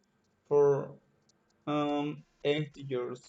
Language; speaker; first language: English; non-native, learner; Spanish